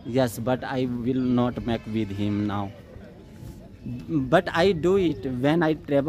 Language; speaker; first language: English; non-native, learner; Hindi